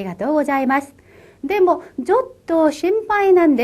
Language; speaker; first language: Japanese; non-native, fluent; Korean